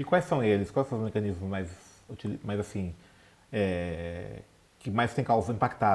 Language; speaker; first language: Portuguese; native; Portuguese